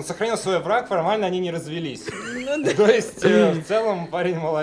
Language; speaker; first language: Russian; native; Russian